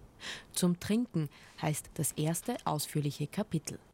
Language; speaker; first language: German; native; German